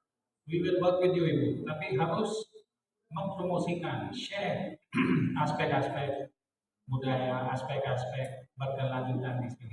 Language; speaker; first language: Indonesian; non-native, fluent; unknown